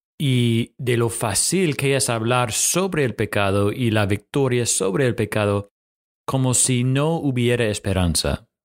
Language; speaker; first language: Spanish; non-native, fluent; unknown